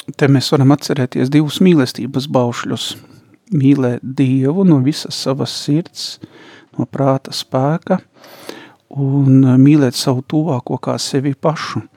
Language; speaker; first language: Latvian; native; Latvian